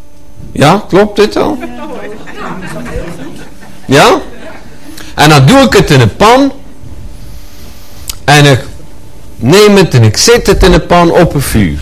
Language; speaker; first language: Dutch; non-native, fluent; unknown